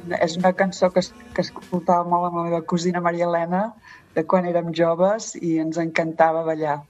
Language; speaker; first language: Catalan; native; Catalan